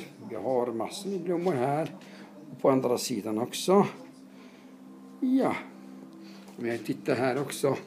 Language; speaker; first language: Swedish; non-native, fluent; Arabic